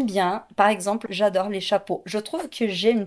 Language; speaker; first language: French; non-native, fluent; Portuguese